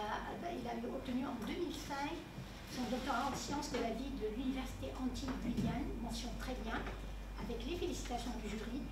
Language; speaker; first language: French; native; French